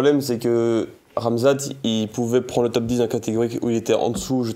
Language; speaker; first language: French; native; French